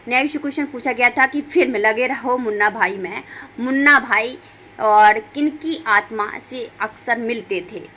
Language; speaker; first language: Hindi; native; Hindi